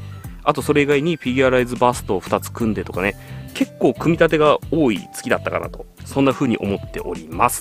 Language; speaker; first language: Japanese; native; Japanese